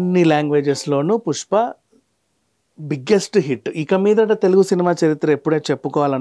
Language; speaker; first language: Telugu; native; Telugu